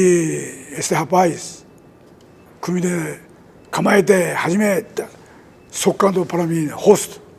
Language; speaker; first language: Portuguese; non-native, learner; Japanese